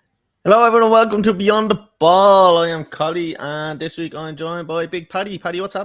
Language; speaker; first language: English; native; English